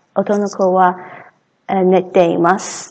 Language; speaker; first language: Japanese; non-native, learner; English